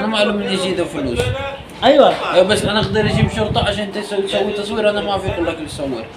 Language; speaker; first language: Arabic; non-native, learner; Bangla